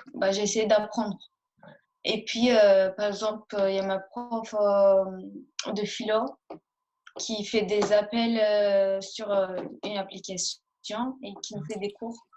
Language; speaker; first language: French; early bilingual, other home language; Turkish